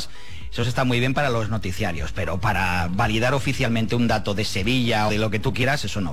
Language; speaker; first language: Spanish; native; Spanish